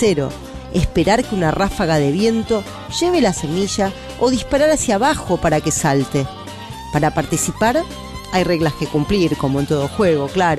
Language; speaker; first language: Spanish; native; Spanish